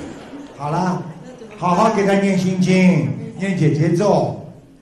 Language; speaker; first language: Chinese; native; Chinese